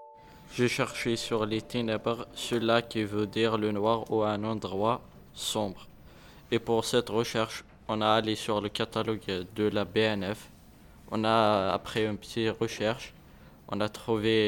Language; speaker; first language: French; non-native, learner; Arabic